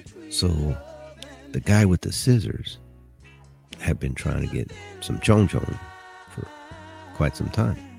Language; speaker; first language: English; early bilingual, other home language; Spanish